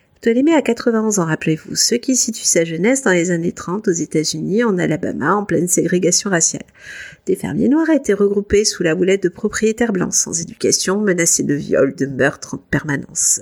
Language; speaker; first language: French; native; French